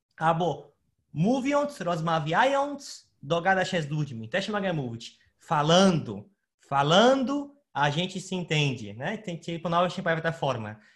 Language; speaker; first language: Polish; non-native, fluent; Portuguese